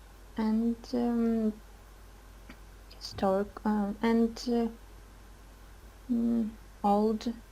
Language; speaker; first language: English; non-native, learner; Russian